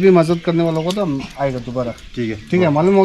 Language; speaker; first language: Hindi; non-native, local second language; Tibetan